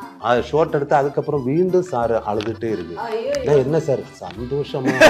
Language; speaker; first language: Tamil; non-native, learner; Malayalam